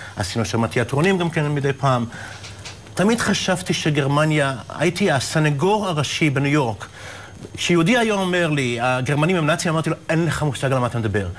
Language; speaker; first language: Hebrew; native; Hebrew